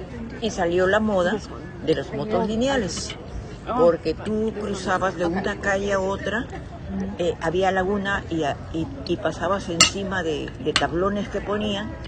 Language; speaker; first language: Spanish; native; Spanish